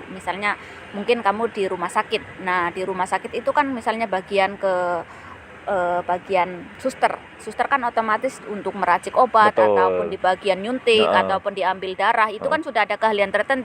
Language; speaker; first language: Indonesian; native; Indonesian